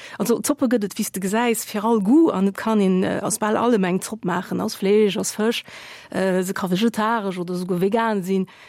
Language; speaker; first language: Luxembourgish; early bilingual, other home language; Portuguese